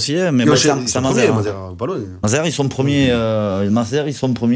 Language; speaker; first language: French; native; French